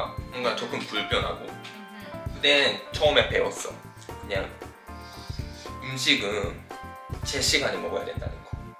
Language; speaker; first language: Korean; non-native, fluent; Japanese